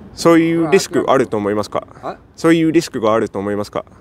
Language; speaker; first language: Japanese; non-native, fluent; English